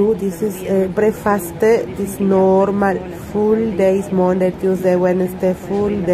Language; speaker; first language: English; non-native, learner; Spanish